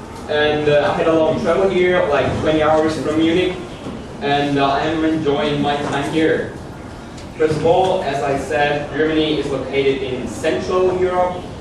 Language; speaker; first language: English; non-native, fluent; German